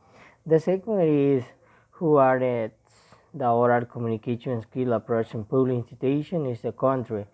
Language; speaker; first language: English; non-native, learner; Spanish